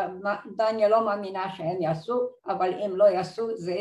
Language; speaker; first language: Hebrew; non-native, fluent; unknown